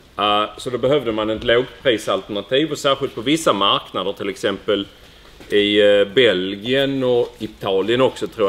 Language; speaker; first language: Swedish; native; Swedish